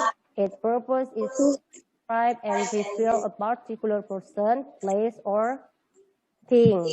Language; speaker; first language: English; non-native, learner; Indonesian